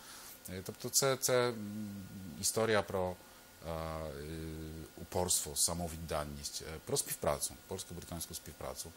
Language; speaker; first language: Ukrainian; non-native, fluent; Polish